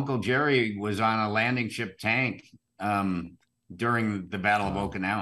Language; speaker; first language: English; native; English